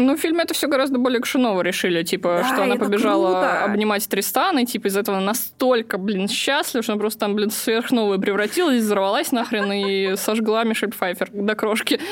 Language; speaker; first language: Russian; native; Russian